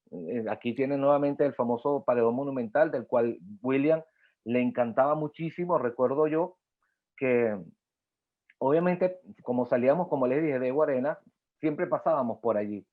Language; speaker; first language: Spanish; native; Spanish